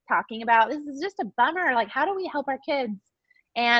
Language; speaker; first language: English; native; English